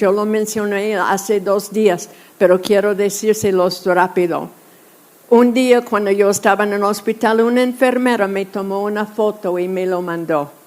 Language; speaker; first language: Spanish; non-native, fluent; English